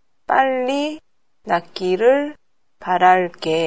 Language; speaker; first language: Korean; non-native, learner; Japanese